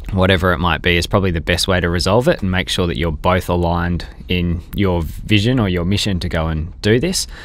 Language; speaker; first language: English; native; English